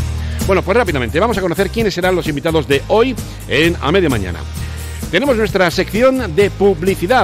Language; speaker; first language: Spanish; native; Spanish